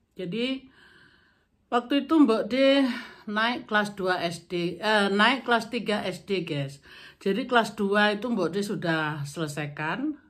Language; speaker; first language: Indonesian; non-native, local second language; Javanese